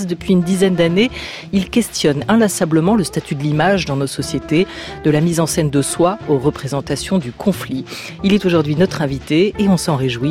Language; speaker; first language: French; native; French